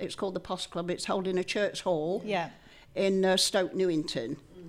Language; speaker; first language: English; native; English